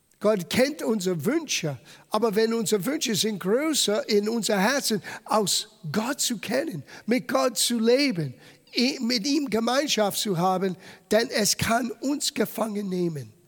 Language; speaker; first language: German; non-native, fluent; English